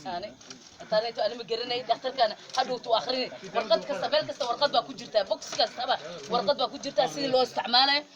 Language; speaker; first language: Somali; native; Somali